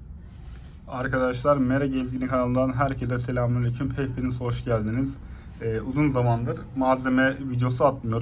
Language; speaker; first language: Turkish; native; Turkish